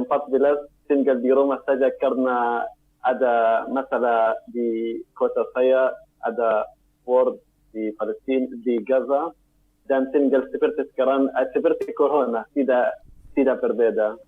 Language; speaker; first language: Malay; non-native, learner; Arabic